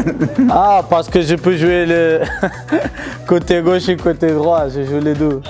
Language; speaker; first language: French; non-native, fluent; Portuguese